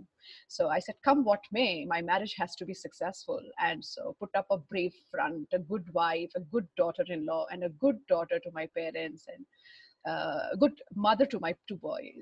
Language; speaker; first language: English; non-native, local second language; Hindi